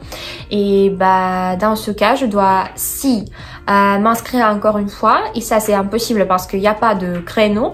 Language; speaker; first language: French; non-native, fluent; Russian